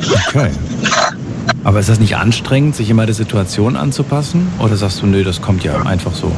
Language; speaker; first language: German; native; German